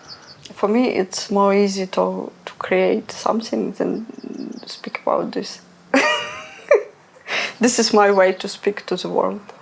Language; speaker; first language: English; non-native, learner; Ukrainian